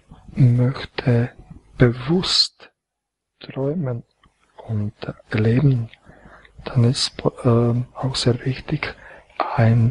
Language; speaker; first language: German; non-native, fluent; Croatian